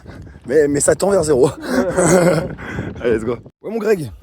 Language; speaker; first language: French; native; French